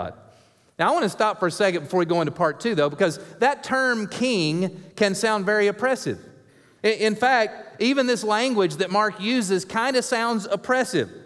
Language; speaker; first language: English; native; English